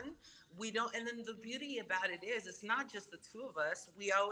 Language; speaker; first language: English; non-native, fluent; Samoan